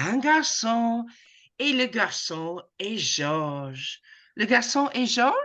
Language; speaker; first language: French; non-native, fluent; English